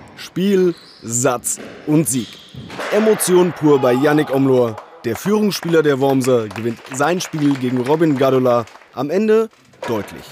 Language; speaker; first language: German; native; German